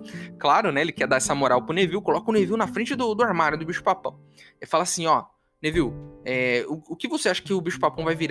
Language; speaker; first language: Portuguese; native; Portuguese